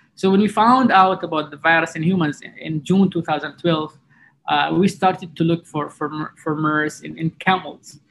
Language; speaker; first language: English; non-native, fluent; Arabic